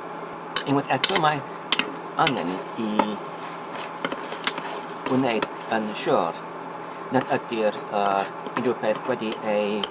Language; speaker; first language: Welsh; non-native, learner; Polish